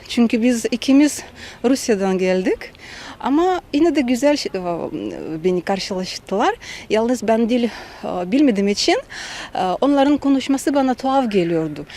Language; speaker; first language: Turkish; non-native, fluent; Russian